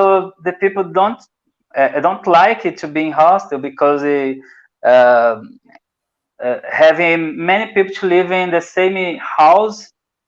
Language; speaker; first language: English; non-native, learner; Portuguese